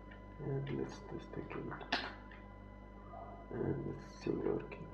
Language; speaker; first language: English; non-native, fluent; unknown